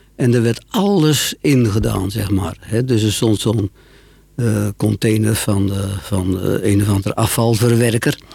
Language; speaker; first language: Dutch; native; Dutch